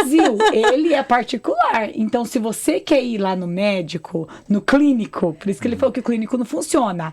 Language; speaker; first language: Portuguese; native; Portuguese